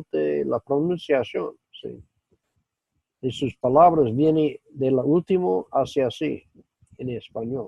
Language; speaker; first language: Spanish; non-native, fluent; English